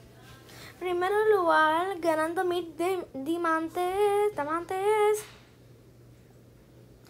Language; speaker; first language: Spanish; early bilingual, heritage; Spanish